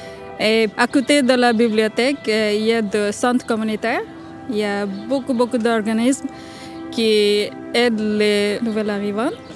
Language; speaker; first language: French; non-native, learner; Bangla